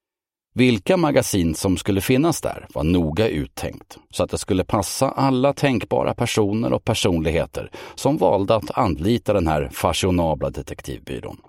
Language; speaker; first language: Swedish; native; Swedish